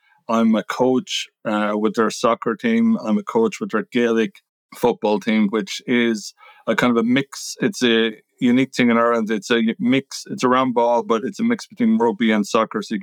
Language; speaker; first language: English; native; English